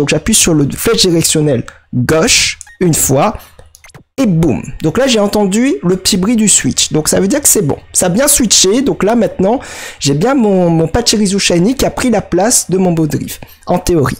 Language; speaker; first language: French; native; French